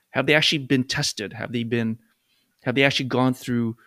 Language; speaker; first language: English; native; English